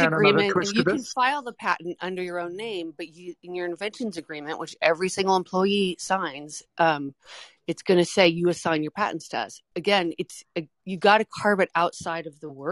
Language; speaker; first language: English; non-native, fluent; Portuguese